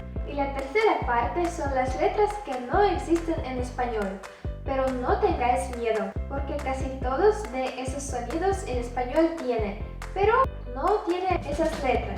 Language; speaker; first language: Spanish; non-native, fluent; Russian